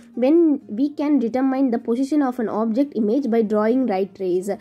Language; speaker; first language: English; non-native, local second language; Tamil